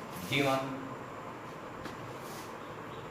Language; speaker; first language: Hindi; native; Hindi